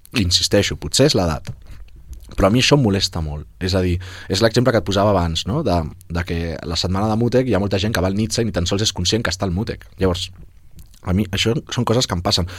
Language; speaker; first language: Catalan; native; Catalan